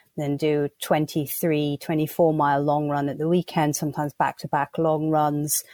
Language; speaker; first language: English; native; English